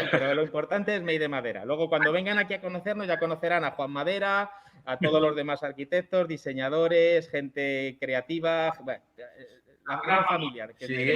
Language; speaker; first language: Spanish; native; Spanish